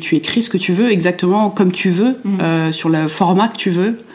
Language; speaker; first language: French; early bilingual, other home language; German